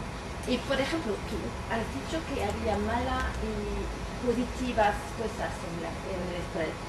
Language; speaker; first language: Spanish; non-native, fluent; French